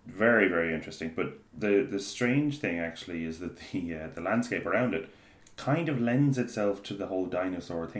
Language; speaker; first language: English; native; English